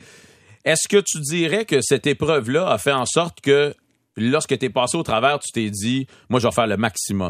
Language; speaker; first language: French; native; French